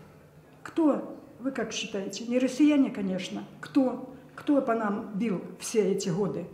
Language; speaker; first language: Russian; native; Russian